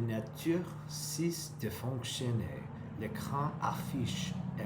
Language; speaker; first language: French; non-native, learner; English